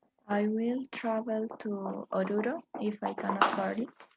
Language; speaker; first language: English; non-native, learner; Spanish